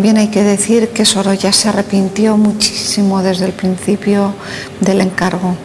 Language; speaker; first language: Spanish; native; Spanish